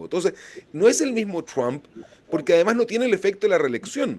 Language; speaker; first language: Spanish; native; Spanish